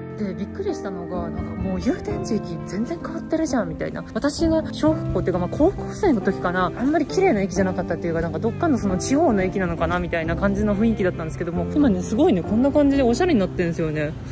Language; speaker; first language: Japanese; native; Japanese